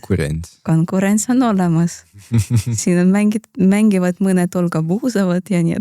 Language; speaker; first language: Estonian; non-native, local second language; Russian